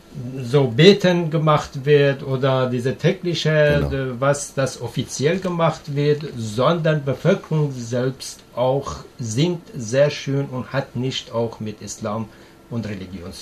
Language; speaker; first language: German; non-native, learner; Persian